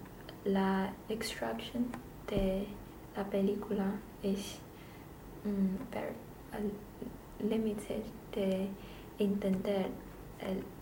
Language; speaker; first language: Spanish; non-native, learner; Chinese